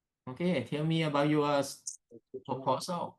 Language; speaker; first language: English; non-native, learner; Thai